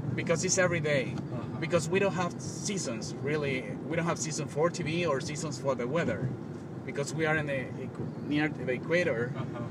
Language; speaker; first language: English; non-native, learner; Spanish